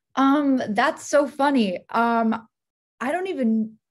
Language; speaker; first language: English; native; English